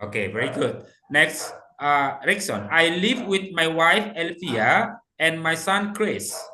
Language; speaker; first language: English; non-native, fluent; Indonesian